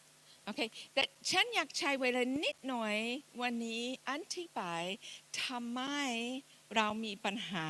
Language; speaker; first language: Thai; non-native, fluent; English